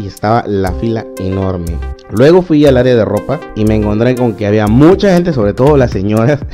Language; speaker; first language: Spanish; native; Spanish